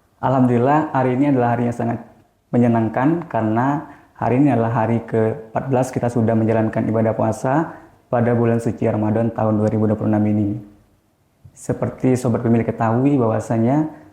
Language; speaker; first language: Indonesian; native; Indonesian